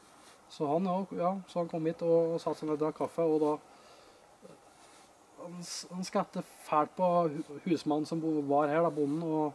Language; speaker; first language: Norwegian; native; Norwegian